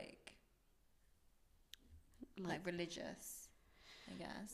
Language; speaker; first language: English; native; English